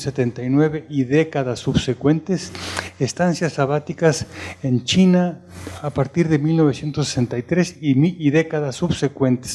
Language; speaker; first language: Spanish; native; Spanish